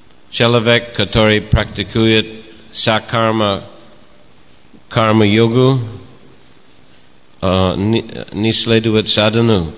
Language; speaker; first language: Russian; non-native, fluent; English